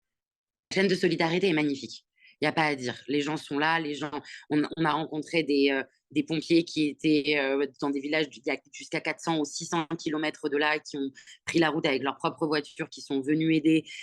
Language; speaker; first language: French; native; French